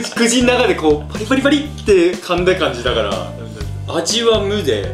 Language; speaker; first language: Japanese; native; Japanese